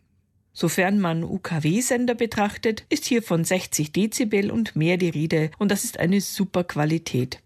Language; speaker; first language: German; native; German